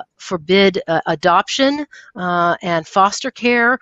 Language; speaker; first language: English; native; English